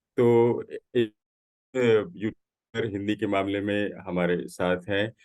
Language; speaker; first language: Hindi; native; Hindi